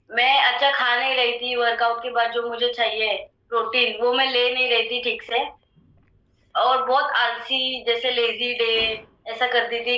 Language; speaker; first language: Hindi; non-native, local second language; Marathi